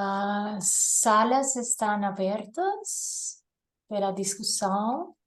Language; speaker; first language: Portuguese; non-native, learner; Spanish